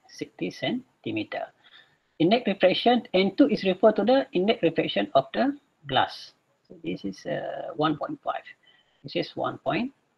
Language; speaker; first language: English; non-native, local second language; Malay